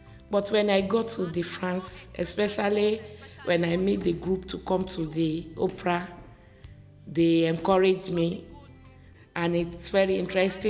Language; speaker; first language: English; non-native, local second language; Yoruba